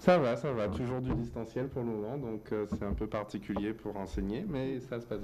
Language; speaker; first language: French; native; French